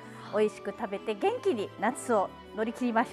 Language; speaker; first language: Japanese; native; Japanese